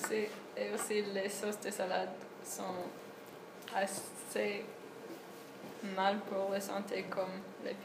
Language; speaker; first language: French; non-native, learner; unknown